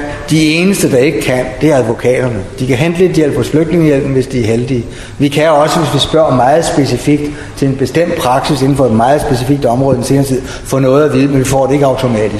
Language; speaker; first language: Danish; native; Danish